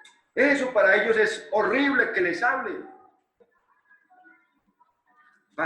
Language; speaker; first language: Spanish; native; Spanish